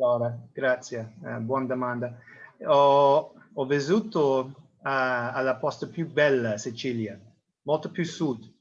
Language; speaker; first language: Italian; non-native, learner; English